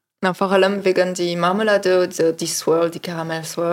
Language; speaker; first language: German; non-native, learner; French